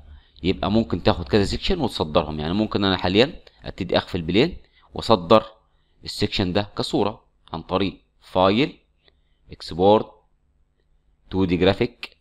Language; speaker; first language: Arabic; native; Arabic